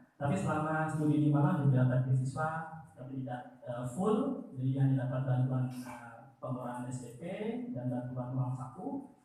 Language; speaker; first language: Indonesian; non-native, local second language; Madurese